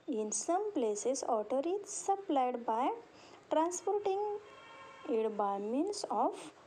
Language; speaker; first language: English; non-native, local second language; Marathi